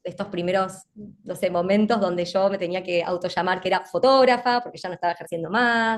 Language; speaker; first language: Spanish; native; Spanish